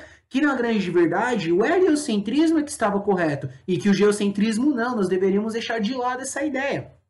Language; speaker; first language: Portuguese; native; Portuguese